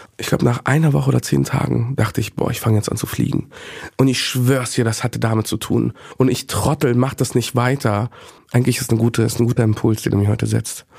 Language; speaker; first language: German; early bilingual, other home language; Bosnian